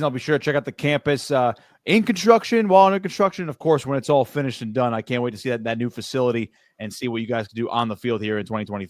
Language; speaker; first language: English; native; English